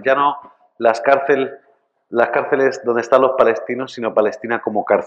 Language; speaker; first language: Spanish; native; Spanish